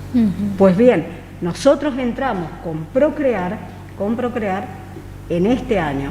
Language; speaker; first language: Spanish; native; Spanish